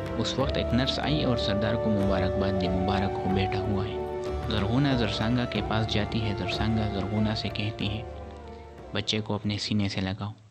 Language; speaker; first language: Urdu; non-native, local second language; Pashto